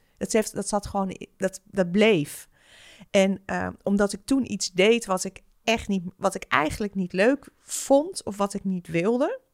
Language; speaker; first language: Dutch; native; Dutch